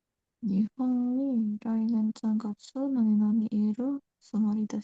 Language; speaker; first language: Japanese; non-native, learner; Indonesian